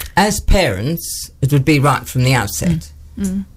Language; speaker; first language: English; native; English